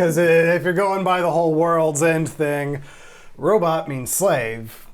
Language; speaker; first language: English; native; English